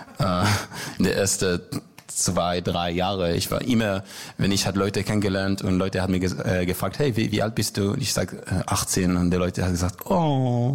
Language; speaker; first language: German; non-native, learner; Hebrew